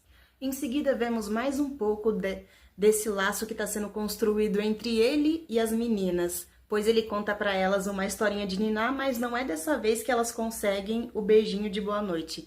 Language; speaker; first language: Portuguese; native; Portuguese